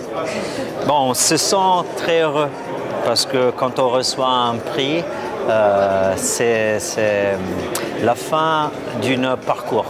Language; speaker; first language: French; non-native, fluent; Italian